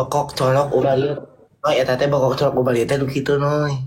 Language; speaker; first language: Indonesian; non-native, local second language; Sundanese